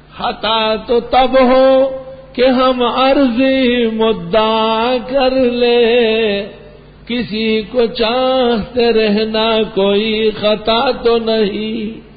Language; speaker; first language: Urdu; non-native, local second language; Pashto